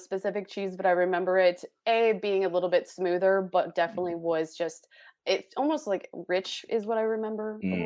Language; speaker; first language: English; native; English